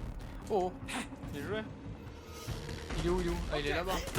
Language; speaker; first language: French; native; French